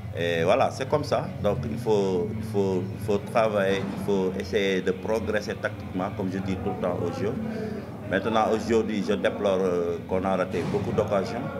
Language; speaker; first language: French; non-native, local second language; Wolof